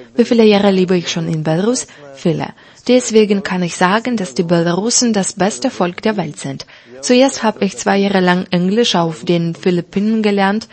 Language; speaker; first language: German; non-native, fluent; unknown